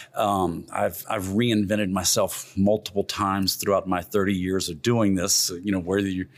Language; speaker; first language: English; native; English